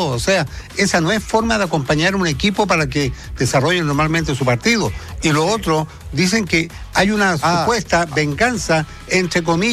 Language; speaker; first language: Spanish; native; Spanish